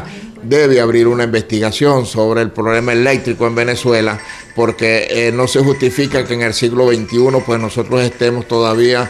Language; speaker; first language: Spanish; native; Spanish